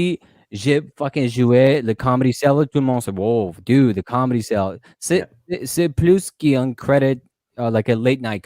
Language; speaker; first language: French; non-native, learner; Spanish